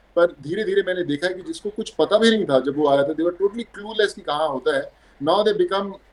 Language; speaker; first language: Hindi; non-native, local second language; Punjabi